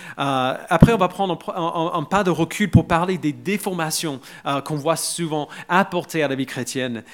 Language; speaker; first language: French; non-native, fluent; English